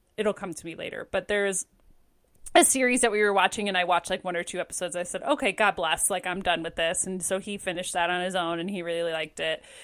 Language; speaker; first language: English; native; English